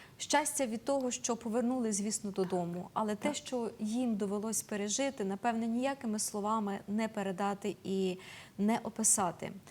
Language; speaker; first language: Ukrainian; native; Ukrainian